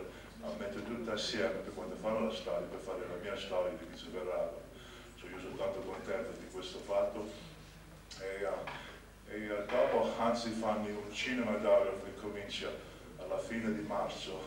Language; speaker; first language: Italian; non-native, local second language; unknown